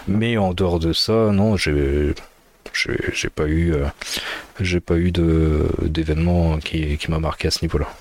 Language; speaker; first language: French; early bilingual, other home language; Amharic